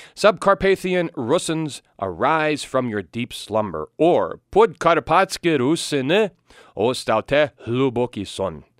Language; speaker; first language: English; native; English